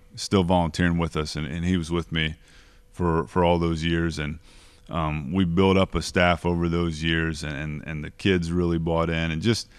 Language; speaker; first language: English; native; English